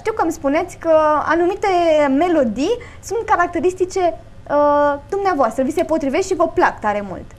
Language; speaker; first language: Romanian; native; Romanian